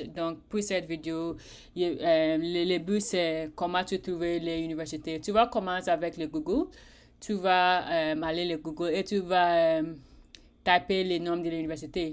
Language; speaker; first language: French; non-native, learner; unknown